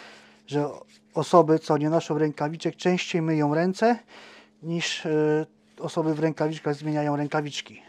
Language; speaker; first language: Polish; native; Polish